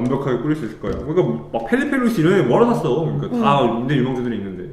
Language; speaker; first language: Korean; native; Korean